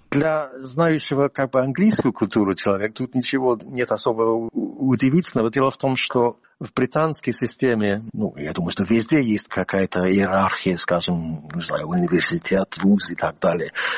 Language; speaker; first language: Russian; non-native, fluent; English